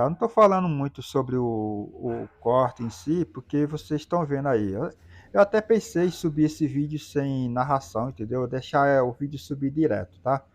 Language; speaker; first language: Portuguese; native; Portuguese